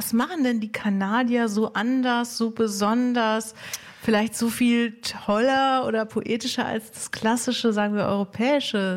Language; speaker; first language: German; native; German